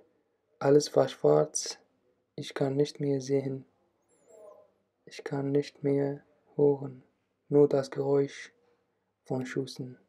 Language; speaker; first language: German; non-native, learner; Arabic